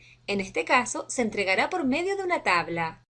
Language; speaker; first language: Spanish; native; Spanish